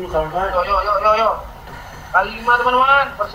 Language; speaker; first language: Indonesian; native; Indonesian